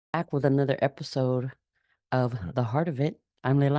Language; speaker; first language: English; native; English